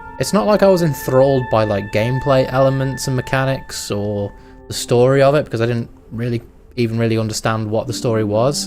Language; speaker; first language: English; native; English